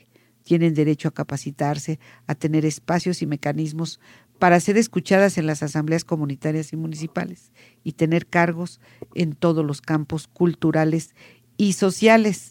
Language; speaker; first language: Spanish; native; Spanish